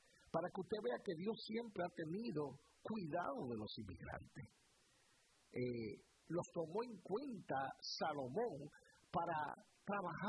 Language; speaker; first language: Spanish; early bilingual, heritage; Spanish